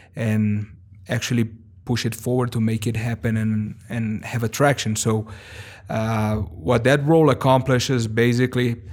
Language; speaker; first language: English; non-native, fluent; Portuguese